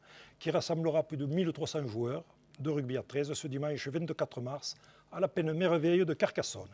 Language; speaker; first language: French; native; French